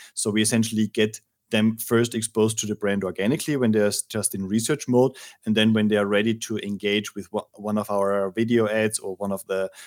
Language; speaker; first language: English; non-native, fluent; German